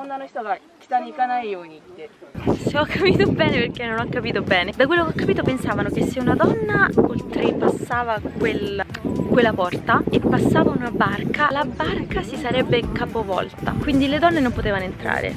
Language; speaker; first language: Italian; native; Italian